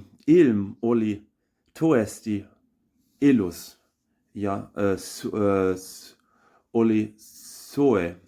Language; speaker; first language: Estonian; non-native, learner; German